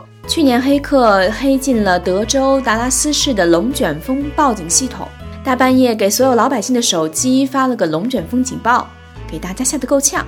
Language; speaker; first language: Chinese; native; Chinese